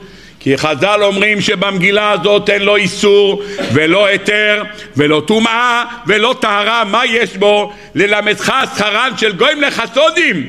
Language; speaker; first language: Hebrew; native; Hebrew